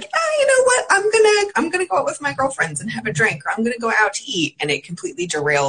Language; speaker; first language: English; native; English